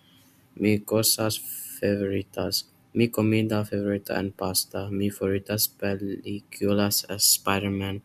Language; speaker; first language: Spanish; non-native, learner; English